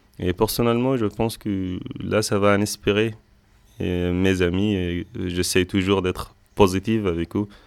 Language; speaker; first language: French; non-native, fluent; Arabic